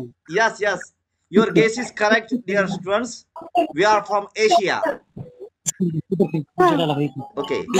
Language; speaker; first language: English; non-native, learner; Marathi